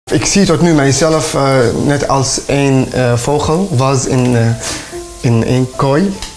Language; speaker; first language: Dutch; non-native, learner; Arabic